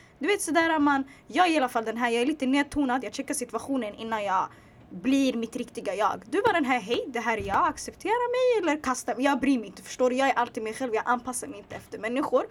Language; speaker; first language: Swedish; early bilingual, other home language; Tigrinya